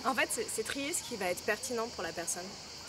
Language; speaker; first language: French; native; French